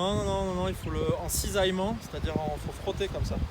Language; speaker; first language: French; native; French